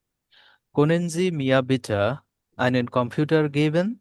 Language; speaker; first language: German; non-native, learner; Bangla